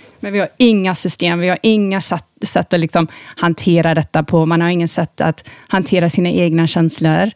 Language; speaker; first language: Swedish; early bilingual, heritage; Swedish